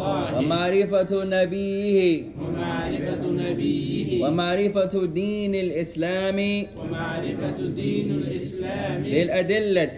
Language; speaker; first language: Arabic; non-native, fluent; English